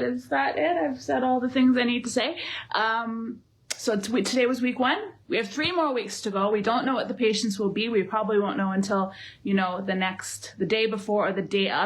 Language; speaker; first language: English; native; English